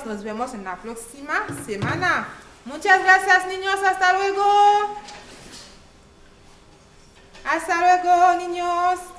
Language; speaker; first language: Spanish; non-native, learner; Haitian Creole